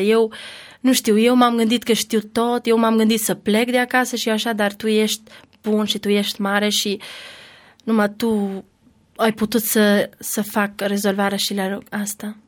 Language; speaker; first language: Romanian; non-native, learner; Albanian